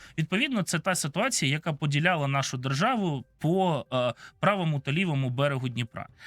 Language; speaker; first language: Ukrainian; non-native, local second language; Russian